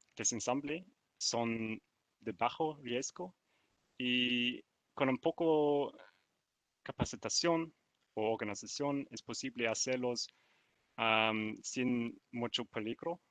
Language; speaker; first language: Spanish; non-native, learner; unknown